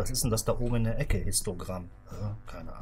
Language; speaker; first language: German; native; German